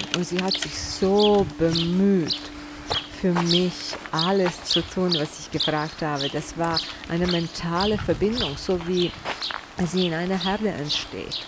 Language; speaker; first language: German; non-native, fluent; Bosnian